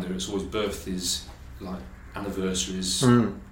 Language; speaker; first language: English; native; English